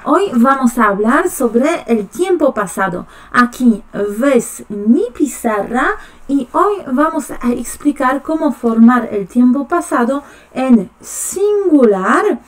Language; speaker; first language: Spanish; non-native, fluent; Polish